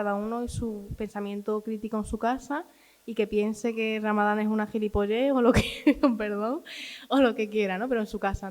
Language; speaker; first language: Spanish; early bilingual, other home language; Arabic